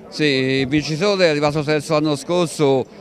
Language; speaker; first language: Italian; native; Italian